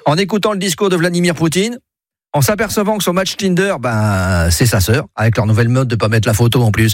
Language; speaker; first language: French; native; French